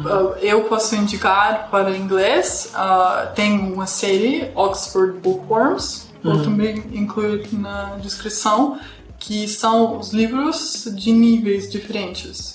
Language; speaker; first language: Portuguese; non-native, fluent; Russian